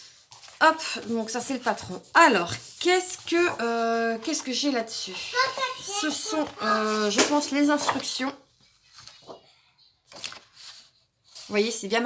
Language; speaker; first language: French; native; French